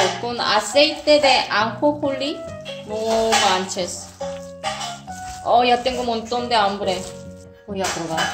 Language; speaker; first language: Spanish; non-native, fluent; Korean